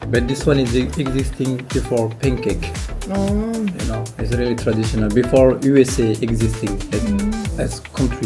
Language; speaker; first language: English; non-native, learner; Arabic